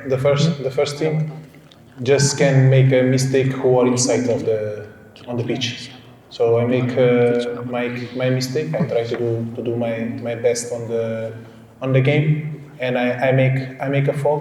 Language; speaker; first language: English; non-native, fluent; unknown